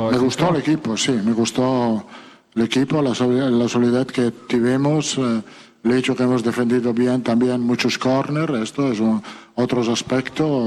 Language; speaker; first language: Portuguese; non-native, fluent; Italian